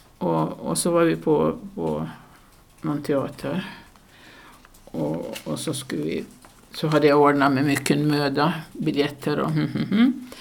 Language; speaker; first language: Swedish; native; Swedish